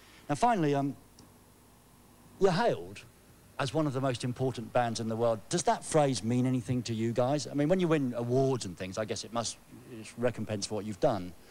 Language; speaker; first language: English; native; English